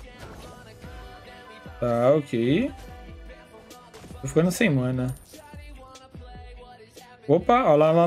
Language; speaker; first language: Portuguese; native; Portuguese